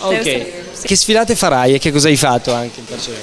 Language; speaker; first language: Italian; native; Italian